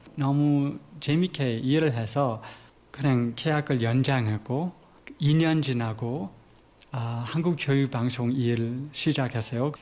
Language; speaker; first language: Korean; non-native, fluent; English